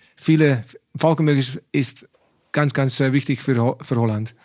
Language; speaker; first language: German; non-native, learner; Dutch